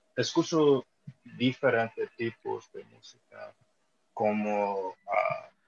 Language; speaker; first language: Spanish; non-native, learner; English